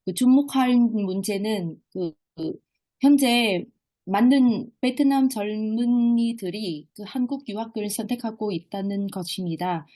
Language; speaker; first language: Korean; non-native, fluent; Vietnamese